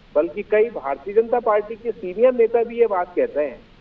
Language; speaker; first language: Hindi; native; Hindi